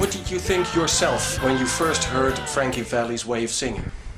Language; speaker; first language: English; non-native, fluent; Dutch